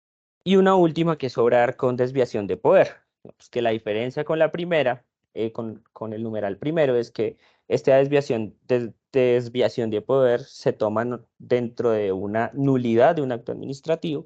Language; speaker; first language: Spanish; native; Spanish